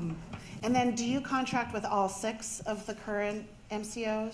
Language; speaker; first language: English; native; English